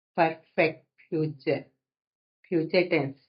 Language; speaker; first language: English; non-native, local second language; Telugu